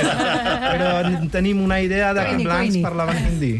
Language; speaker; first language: Catalan; non-native, fluent; Punjabi